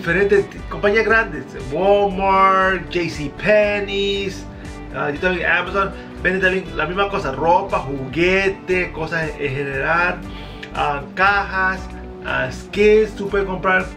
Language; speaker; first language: Spanish; early bilingual, heritage; Spanish